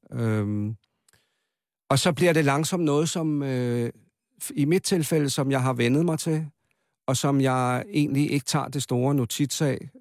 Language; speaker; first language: Danish; native; Danish